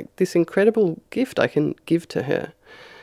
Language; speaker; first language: English; native; English